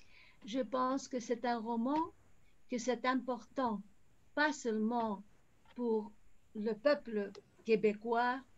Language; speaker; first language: French; non-native, fluent; Spanish